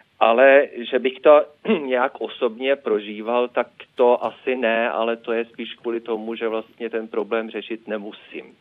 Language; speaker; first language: Czech; non-native, fluent; Norwegian